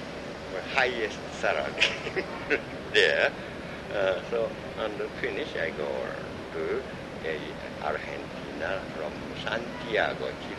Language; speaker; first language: English; non-native, learner; Japanese